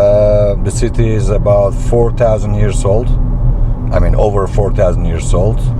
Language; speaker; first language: English; non-native, fluent; Turkish